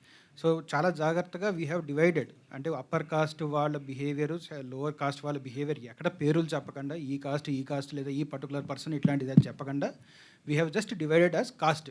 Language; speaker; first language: Telugu; native; Telugu